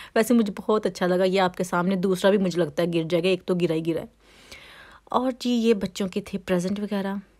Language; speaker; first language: Urdu; native; Urdu